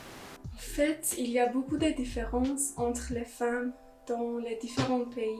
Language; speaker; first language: French; non-native, learner; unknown